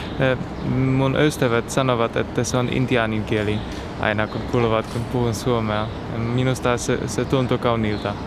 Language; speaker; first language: Finnish; non-native, learner; Polish